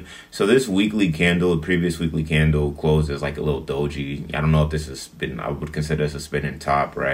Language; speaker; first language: English; native; English